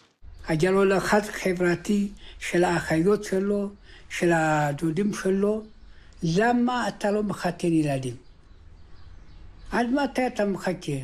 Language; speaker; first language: Hebrew; early bilingual, other home language; Amharic